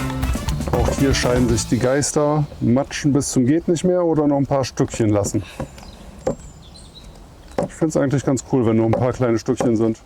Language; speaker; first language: German; native; German